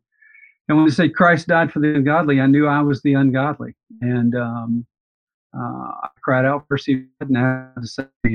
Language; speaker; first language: English; native; English